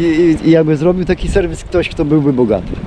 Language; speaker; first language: Polish; native; Polish